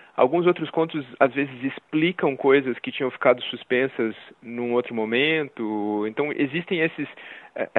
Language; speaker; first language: Portuguese; native; Portuguese